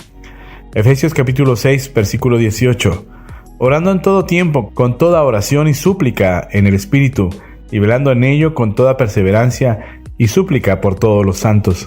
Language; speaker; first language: Spanish; native; Spanish